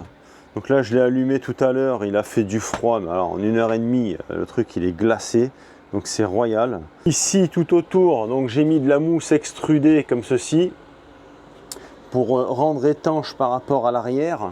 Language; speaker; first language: French; native; French